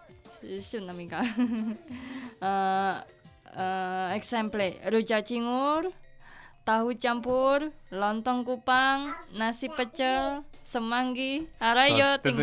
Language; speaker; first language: Catalan; non-native, learner; Indonesian